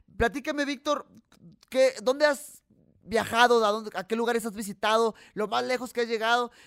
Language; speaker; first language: Spanish; native; Spanish